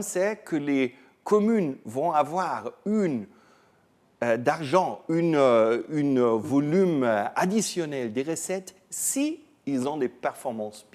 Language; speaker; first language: French; non-native, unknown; German